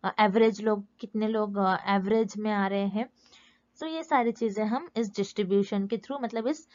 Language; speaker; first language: Hindi; native; Hindi